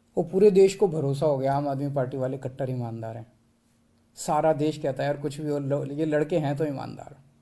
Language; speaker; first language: Hindi; native; Hindi